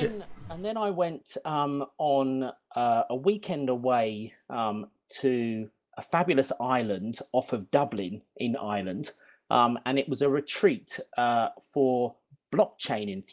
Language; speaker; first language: English; native; English